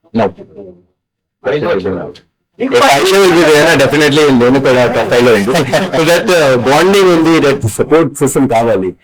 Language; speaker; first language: Telugu; non-native, learner; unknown